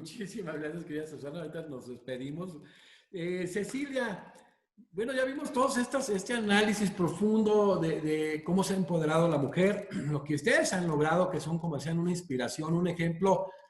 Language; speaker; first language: Spanish; native; Spanish